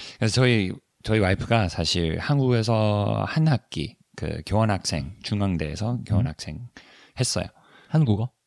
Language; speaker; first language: Korean; non-native, fluent; English